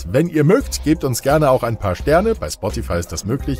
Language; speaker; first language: German; native; German